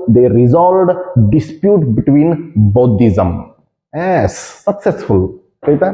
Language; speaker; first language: English; non-native, local second language; Kannada